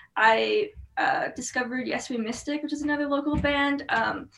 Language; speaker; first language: English; native; English